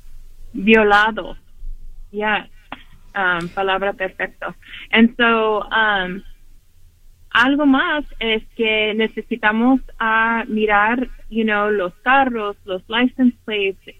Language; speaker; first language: Spanish; early bilingual, heritage; Spanish